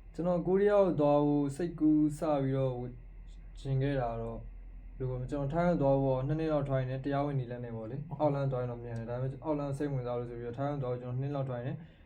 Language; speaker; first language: Burmese; native; Burmese